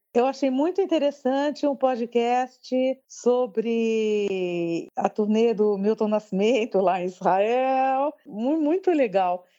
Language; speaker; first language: Portuguese; early bilingual, other home language; French